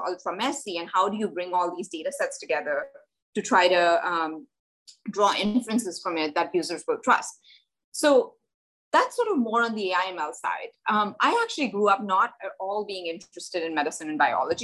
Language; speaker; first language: English; non-native, local second language; Hindi